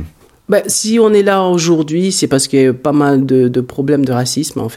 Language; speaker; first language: French; early bilingual, other home language; Hungarian